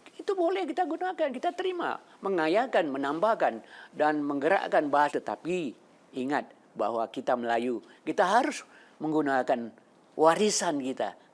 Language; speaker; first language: Malay; native; Malay